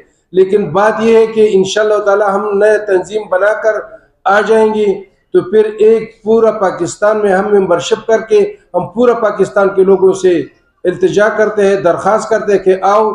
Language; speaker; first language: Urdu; non-native, local second language; Pashto